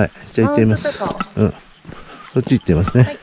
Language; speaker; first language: Japanese; native; Japanese